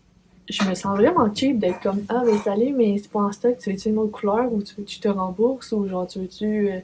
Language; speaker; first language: French; native; French